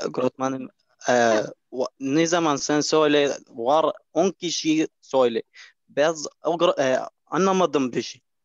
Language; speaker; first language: Turkish; non-native, learner; Arabic